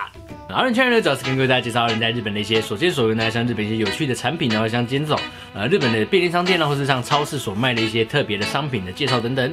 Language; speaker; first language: Chinese; native; Chinese